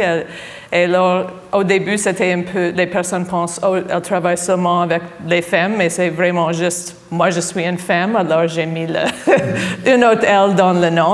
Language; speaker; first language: French; non-native, fluent; English